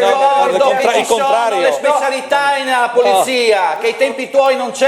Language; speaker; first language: Italian; native; Italian